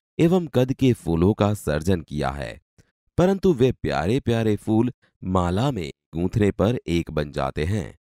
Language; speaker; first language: Hindi; non-native, local second language; Gujarati